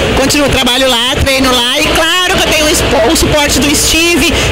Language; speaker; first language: Portuguese; native; Portuguese